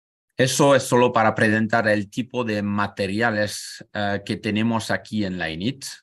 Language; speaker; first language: Spanish; non-native, learner; French